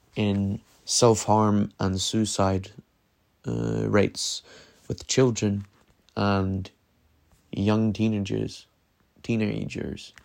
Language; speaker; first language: English; non-native, fluent; Norwegian